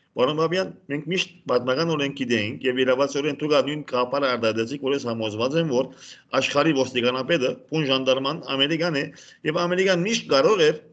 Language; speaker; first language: Armenian; native; Armenian